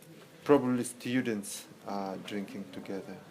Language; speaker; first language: English; non-native, learner; Russian